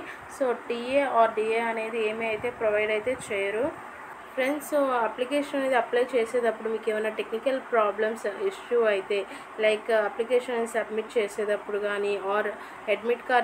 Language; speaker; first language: Telugu; native; Telugu